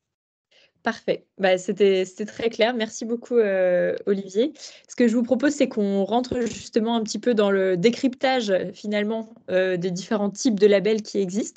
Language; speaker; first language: French; native; French